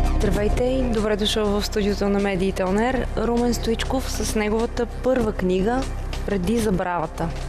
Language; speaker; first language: Bulgarian; native; Bulgarian